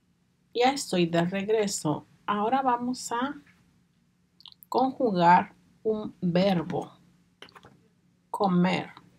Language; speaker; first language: Spanish; non-native, learner; English